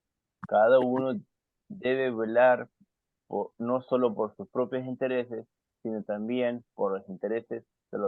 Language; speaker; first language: Spanish; non-native, fluent; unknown